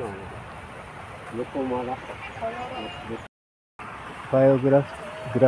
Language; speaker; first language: English; non-native, learner; Japanese